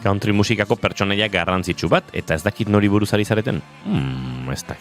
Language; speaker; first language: Basque; native; Basque